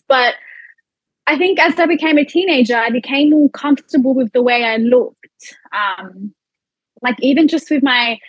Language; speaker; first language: English; early bilingual, other home language; Arabic